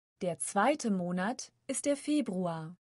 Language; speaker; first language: German; non-native, learner; Russian